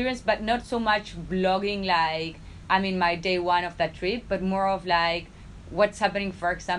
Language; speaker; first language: English; non-native, fluent; Spanish